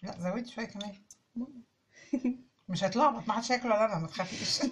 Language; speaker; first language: Arabic; native; Arabic